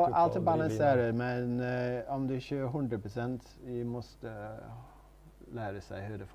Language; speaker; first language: Swedish; non-native, learner; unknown